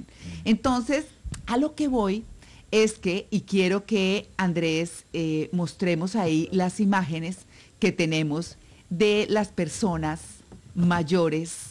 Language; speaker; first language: Spanish; native; Spanish